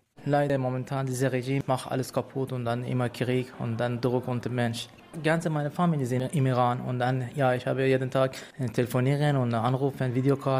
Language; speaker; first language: German; non-native, learner; Persian